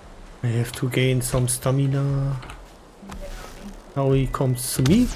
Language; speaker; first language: English; non-native, learner; German